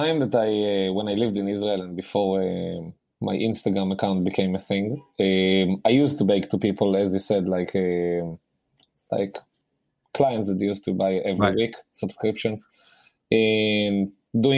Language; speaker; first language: English; non-native, fluent; Hebrew